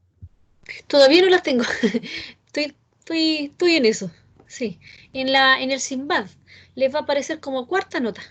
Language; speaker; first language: Spanish; native; Spanish